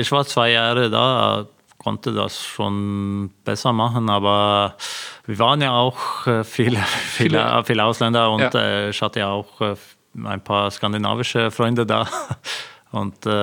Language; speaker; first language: German; non-native, fluent; Norwegian